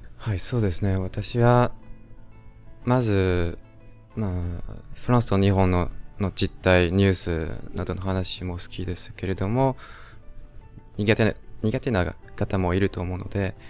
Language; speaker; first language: Japanese; non-native, fluent; French